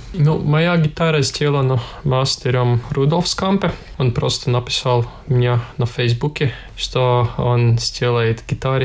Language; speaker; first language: Russian; non-native, local second language; Latvian